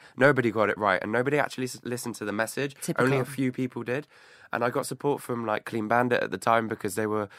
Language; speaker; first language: English; native; English